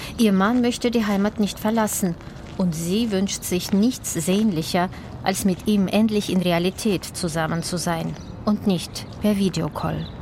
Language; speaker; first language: German; native; German